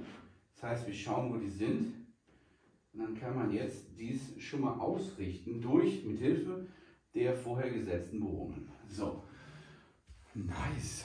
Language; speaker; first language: German; native; German